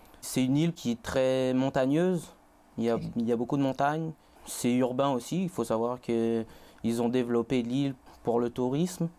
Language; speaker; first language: French; native; French